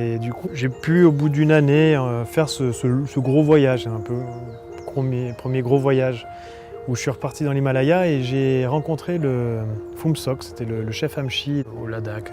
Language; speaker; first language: French; native; French